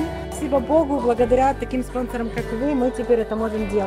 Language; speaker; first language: Russian; native; Russian